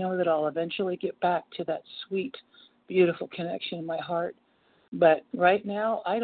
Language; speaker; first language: English; native; English